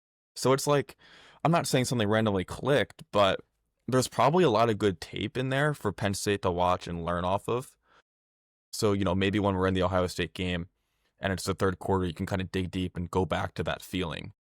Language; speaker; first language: English; native; English